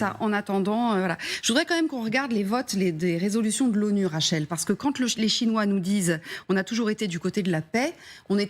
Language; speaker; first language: French; native; French